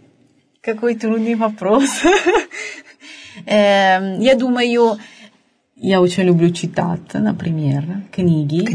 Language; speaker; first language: Russian; non-native, fluent; Italian